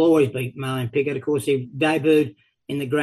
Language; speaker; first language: English; native; English